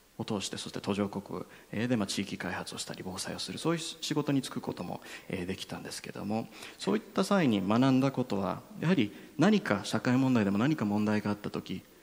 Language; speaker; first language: Japanese; native; Japanese